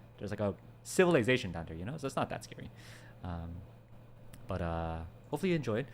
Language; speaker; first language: English; early bilingual, other home language; Korean